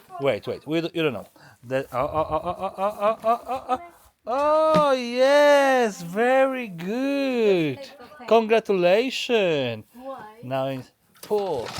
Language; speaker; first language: English; non-native, learner; Polish